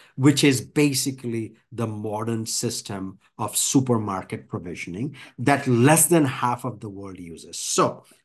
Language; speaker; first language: English; non-native, local second language; Bangla